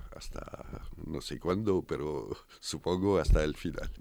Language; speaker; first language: Spanish; non-native, fluent; French